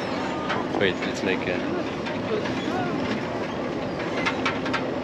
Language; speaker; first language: English; non-native, fluent; Swiss German